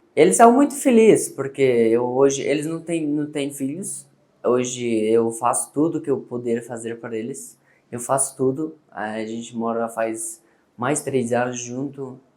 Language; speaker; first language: Portuguese; non-native, learner; Persian